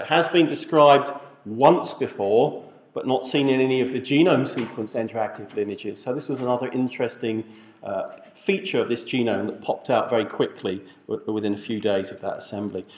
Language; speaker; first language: English; native; English